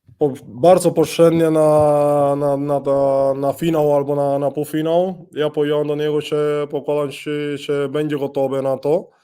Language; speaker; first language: Polish; non-native, learner; Spanish